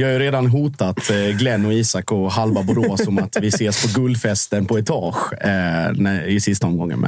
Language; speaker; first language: Swedish; native; Swedish